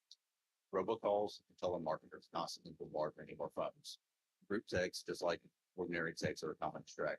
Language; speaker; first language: English; native; English